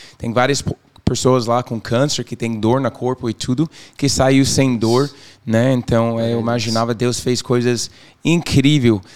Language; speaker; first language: Portuguese; non-native, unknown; English